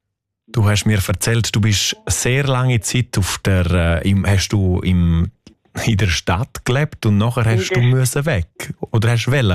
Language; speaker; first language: German; native; German